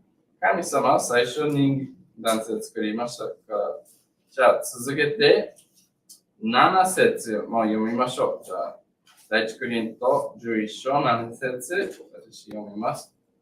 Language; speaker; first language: Japanese; non-native, learner; English